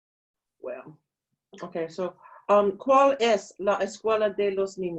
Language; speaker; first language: Spanish; non-native, learner; English